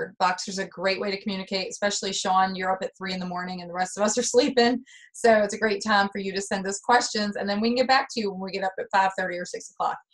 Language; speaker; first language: English; native; English